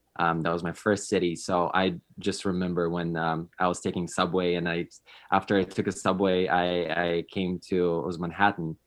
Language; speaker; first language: English; non-native, fluent; Polish